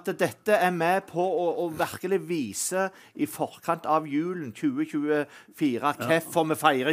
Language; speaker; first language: Norwegian; native; Norwegian